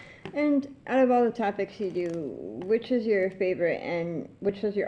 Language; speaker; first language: English; native; English